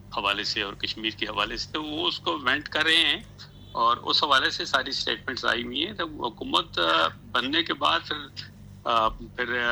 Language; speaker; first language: Urdu; non-native, local second language; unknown